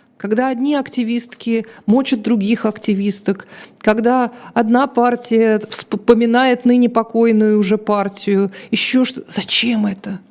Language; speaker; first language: Russian; native; Russian